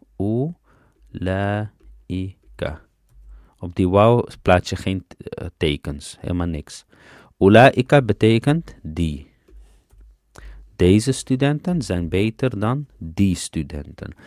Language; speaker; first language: Dutch; early bilingual, other home language; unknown